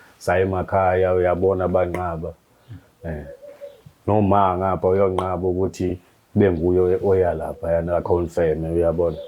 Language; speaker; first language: Zulu; non-native, local second language; Xhosa